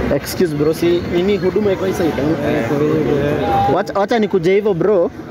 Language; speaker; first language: Swahili; native; Swahili